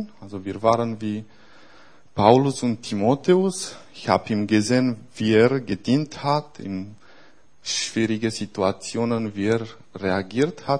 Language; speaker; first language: German; non-native, fluent; Romanian